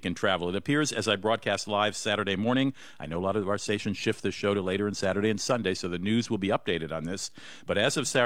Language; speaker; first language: English; native; English